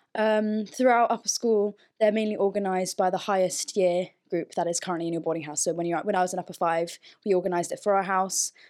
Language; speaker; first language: English; early bilingual, other home language; German